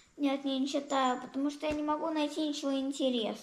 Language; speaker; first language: Russian; early bilingual, heritage; Russian